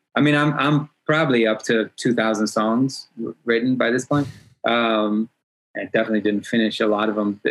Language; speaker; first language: English; early bilingual, other home language; Hebrew